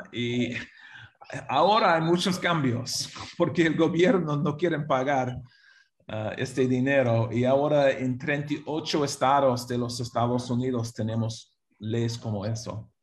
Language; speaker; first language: Spanish; non-native, fluent; English